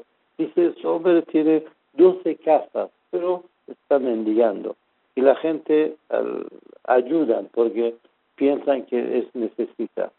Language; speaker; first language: Spanish; non-native, fluent; Persian